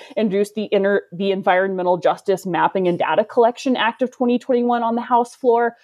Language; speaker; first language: English; native; English